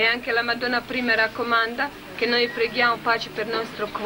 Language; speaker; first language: Italian; non-native, learner; Croatian